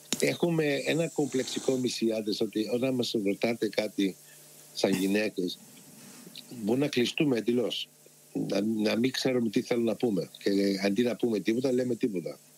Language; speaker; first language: Greek; early bilingual, heritage; Greek